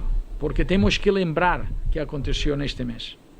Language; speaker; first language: Portuguese; non-native, fluent; Spanish